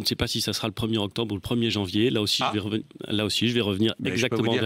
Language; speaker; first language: French; native; French